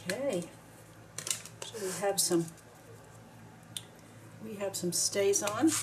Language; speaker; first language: English; native; English